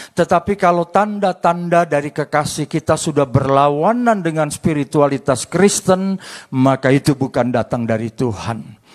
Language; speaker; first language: Indonesian; native; Indonesian